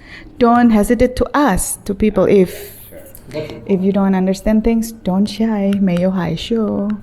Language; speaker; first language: English; non-native, fluent; Indonesian